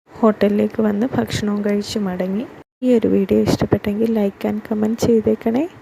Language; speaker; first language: Malayalam; native; Malayalam